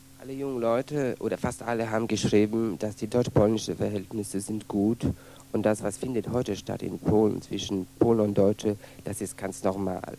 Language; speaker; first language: German; non-native, fluent; Polish